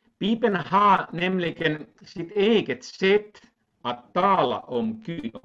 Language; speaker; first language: Swedish; non-native, local second language; Finnish